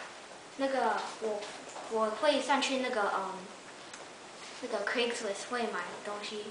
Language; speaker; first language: Chinese; early bilingual, heritage; Chinese